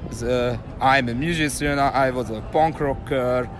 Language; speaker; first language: English; non-native, learner; Hungarian